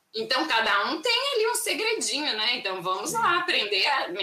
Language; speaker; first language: Portuguese; native; Portuguese